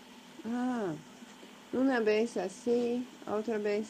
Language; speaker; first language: Spanish; non-native, learner; English